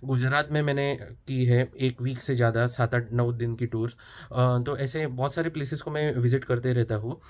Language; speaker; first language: Hindi; non-native, local second language; Marathi